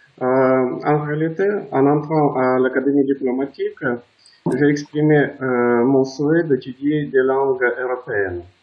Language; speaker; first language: French; non-native, fluent; Russian